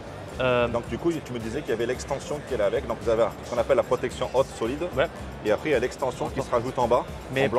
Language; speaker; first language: French; native; French